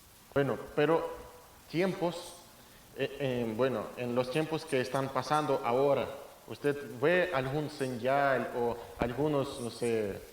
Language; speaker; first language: Spanish; non-native, fluent; Russian